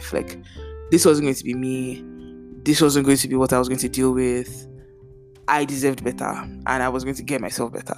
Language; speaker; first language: English; non-native, local second language; Yoruba